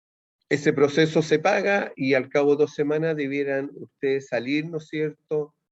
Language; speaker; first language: Spanish; native; Spanish